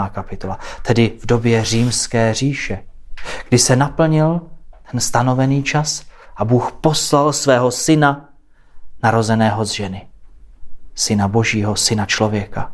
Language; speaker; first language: Czech; native; Czech